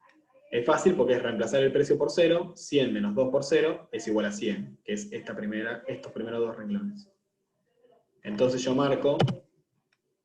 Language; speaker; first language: Spanish; native; Spanish